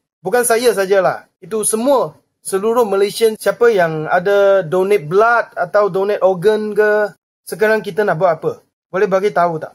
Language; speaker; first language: Malay; non-native, local second language; Chinese